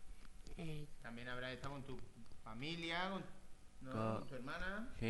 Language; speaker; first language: Spanish; native; Spanish